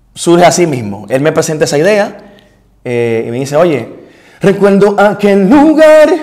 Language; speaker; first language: Spanish; native; Spanish